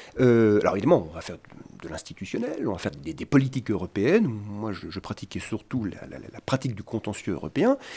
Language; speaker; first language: French; native; French